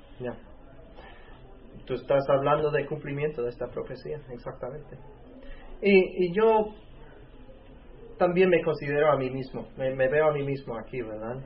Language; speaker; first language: Spanish; native; Spanish